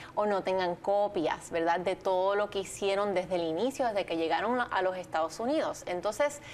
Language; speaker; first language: Spanish; native; Spanish